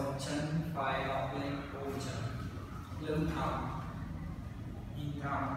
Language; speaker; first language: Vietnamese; non-native, learner; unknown